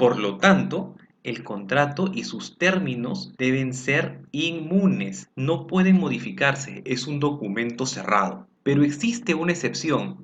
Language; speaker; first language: Spanish; native; Spanish